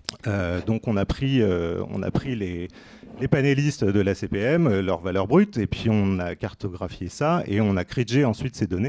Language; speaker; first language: French; native; French